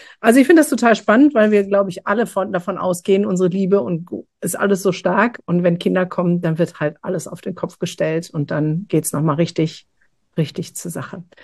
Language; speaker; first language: German; native; German